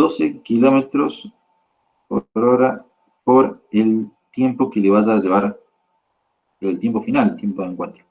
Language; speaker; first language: Spanish; native; Spanish